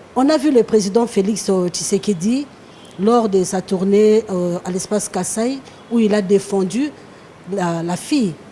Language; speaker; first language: French; non-native, local second language; Lingala